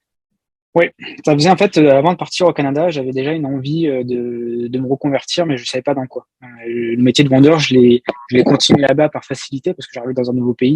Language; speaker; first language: French; native; French